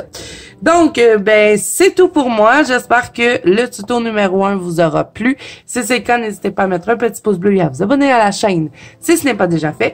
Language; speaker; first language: French; native; French